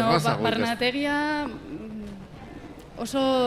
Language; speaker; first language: Basque; non-native, learner; Spanish